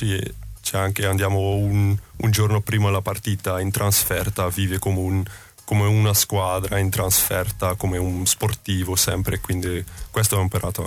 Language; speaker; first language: Italian; non-native, learner; Dutch